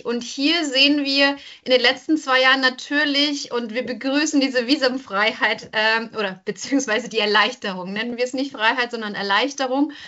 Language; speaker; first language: German; native; German